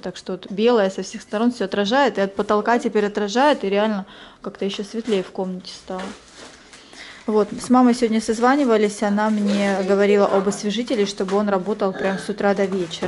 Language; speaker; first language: Russian; native; Russian